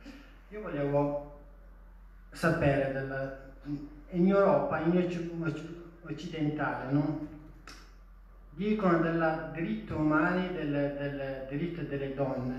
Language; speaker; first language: Italian; non-native, fluent; Persian